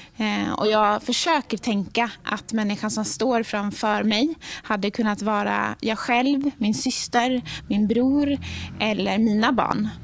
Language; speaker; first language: Swedish; native; Swedish